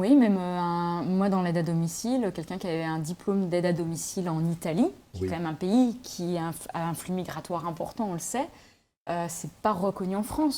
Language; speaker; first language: French; native; French